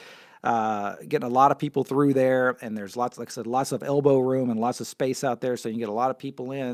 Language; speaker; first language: English; native; English